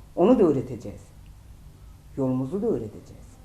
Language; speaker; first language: Turkish; native; Turkish